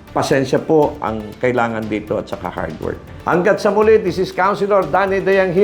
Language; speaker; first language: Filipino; non-native, local second language; Cebuano